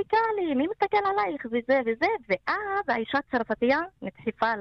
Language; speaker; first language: Hebrew; non-native, local second language; Arabic